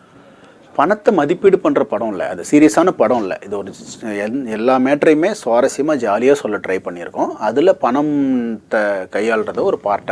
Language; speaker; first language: Tamil; native; Tamil